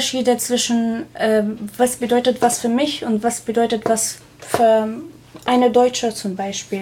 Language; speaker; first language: German; non-native, fluent; Arabic